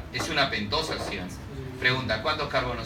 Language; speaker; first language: Spanish; native; Spanish